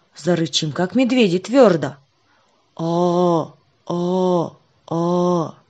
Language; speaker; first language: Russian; non-native, local second language; Kazakh